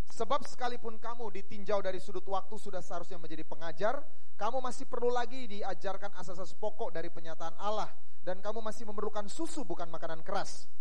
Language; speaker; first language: Indonesian; native; Indonesian